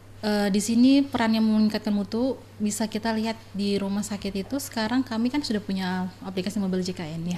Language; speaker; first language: Indonesian; native; Indonesian